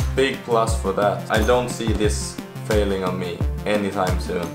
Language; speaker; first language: English; non-native, fluent; Swedish